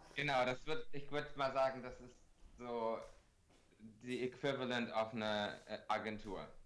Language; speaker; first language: German; native; German